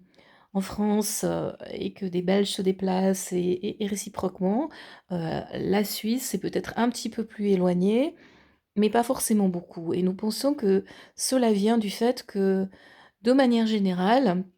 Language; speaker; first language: French; native; French